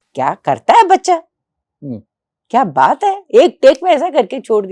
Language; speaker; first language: Hindi; non-native, local second language; Telugu